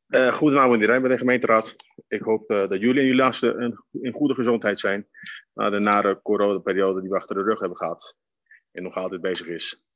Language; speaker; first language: Dutch; non-native, fluent; Spanish